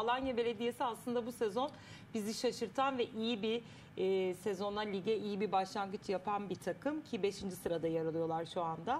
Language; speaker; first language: Turkish; native; Turkish